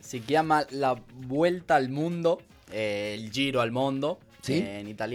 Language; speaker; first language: Italian; non-native, learner; Spanish